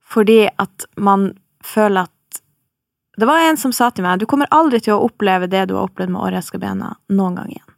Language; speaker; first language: Norwegian; native; Norwegian